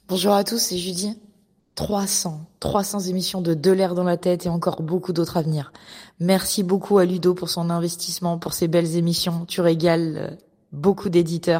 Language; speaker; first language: French; native; French